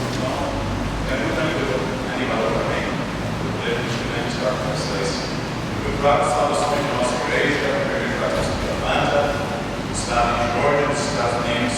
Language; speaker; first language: Portuguese; non-native, learner; English